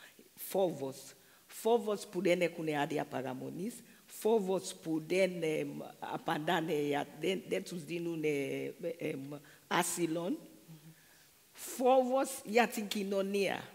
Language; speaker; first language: Greek; non-native, fluent; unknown